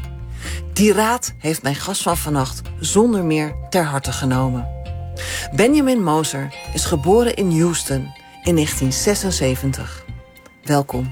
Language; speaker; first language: Dutch; native; Dutch